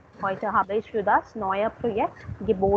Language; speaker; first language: German; non-native, fluent; Hindi